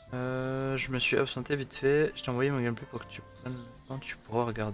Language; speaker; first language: French; native; French